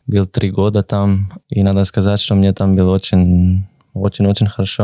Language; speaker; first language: Russian; non-native, learner; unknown